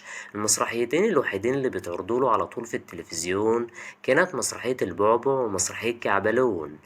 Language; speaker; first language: Arabic; native; Arabic